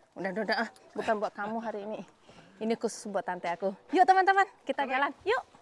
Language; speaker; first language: Indonesian; native; Indonesian